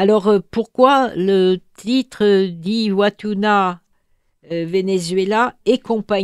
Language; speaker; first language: French; native; French